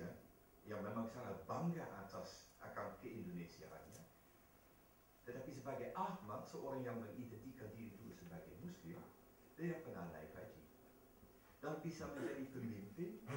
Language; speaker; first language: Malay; non-native, fluent; Dutch